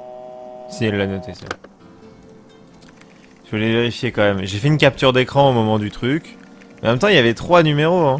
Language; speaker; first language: French; native; French